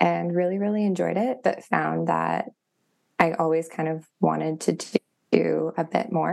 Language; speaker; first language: English; native; English